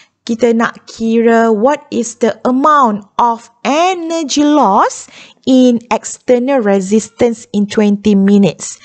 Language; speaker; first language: English; non-native, local second language; Malay